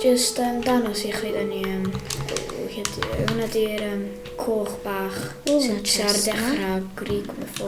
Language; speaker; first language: Welsh; native; Welsh